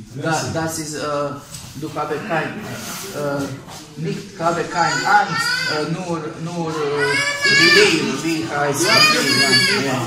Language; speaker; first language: German; non-native, learner; Croatian